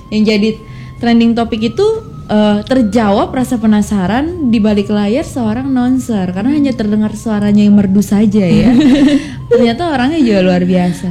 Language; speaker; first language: Indonesian; native; Indonesian